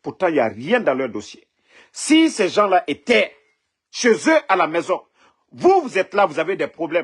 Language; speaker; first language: French; non-native, local second language; Mandingo